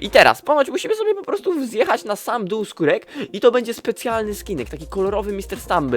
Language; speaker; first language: Polish; native; Polish